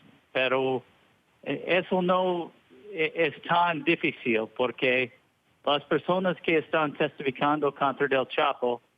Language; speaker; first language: Spanish; early bilingual, heritage; Spanish